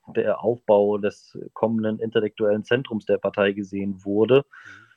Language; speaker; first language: German; native; German